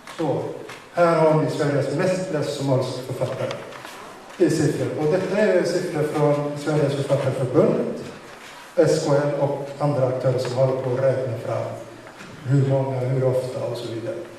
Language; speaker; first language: Swedish; non-native, fluent; Somali